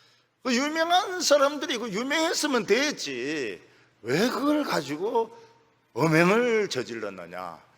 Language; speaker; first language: Korean; native; Korean